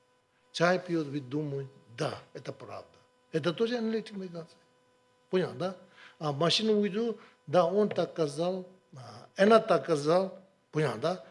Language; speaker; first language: Russian; non-native, learner; Tibetan